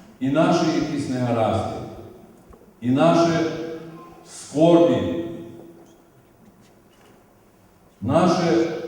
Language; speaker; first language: Ukrainian; native; Ukrainian